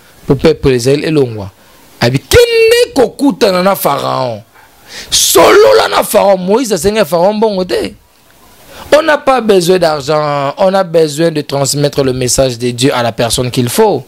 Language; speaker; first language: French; non-native, local second language; Lingala